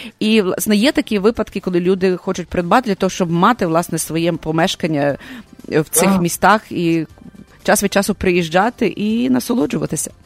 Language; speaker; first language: Ukrainian; native; Ukrainian